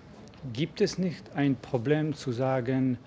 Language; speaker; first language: German; non-native, learner; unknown